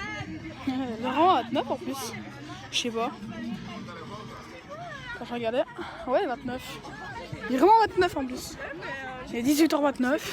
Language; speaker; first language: French; native; French